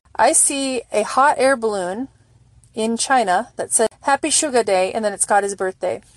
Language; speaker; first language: English; native; English